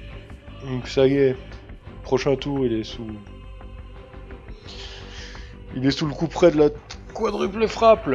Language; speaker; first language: French; native; French